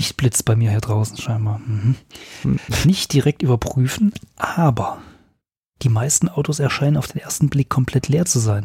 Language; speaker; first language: German; native; German